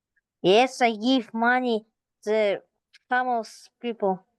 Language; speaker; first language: English; non-native, learner; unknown